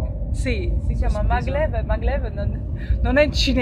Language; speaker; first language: Italian; non-native, learner; French